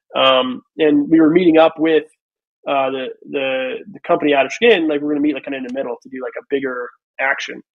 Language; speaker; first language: English; native; English